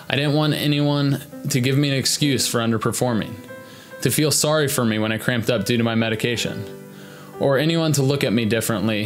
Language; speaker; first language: English; native; English